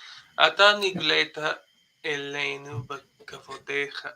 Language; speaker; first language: Hebrew; non-native, fluent; English